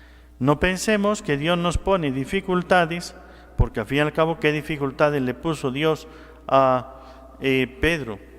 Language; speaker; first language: Spanish; native; Spanish